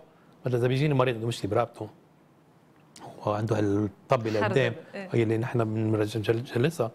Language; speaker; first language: Arabic; native; Arabic